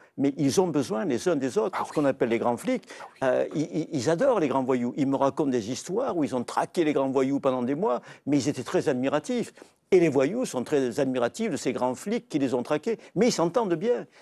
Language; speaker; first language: French; native; French